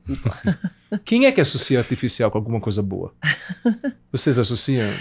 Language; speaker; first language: Portuguese; non-native, fluent; Italian